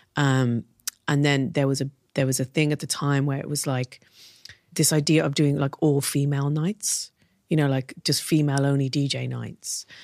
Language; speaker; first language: English; native; English